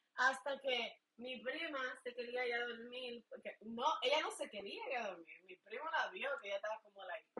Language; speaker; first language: Spanish; native; Spanish